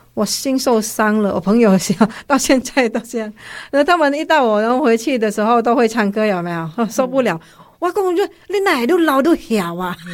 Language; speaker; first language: Chinese; non-native, fluent; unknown